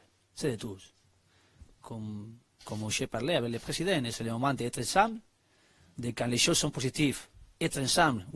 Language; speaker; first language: French; non-native, learner; Spanish